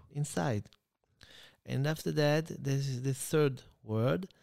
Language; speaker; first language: English; non-native, fluent; Hebrew